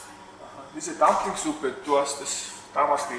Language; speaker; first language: German; non-native, learner; Mongolian